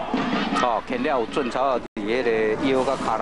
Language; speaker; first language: Chinese; native; Chinese